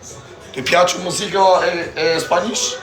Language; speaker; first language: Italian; non-native, learner; Albanian